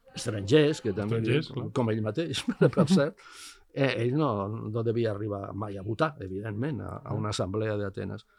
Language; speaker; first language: Catalan; non-native, local second language; Spanish